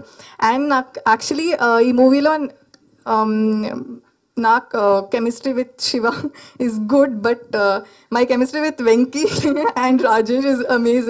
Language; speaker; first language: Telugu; non-native, learner; Malayalam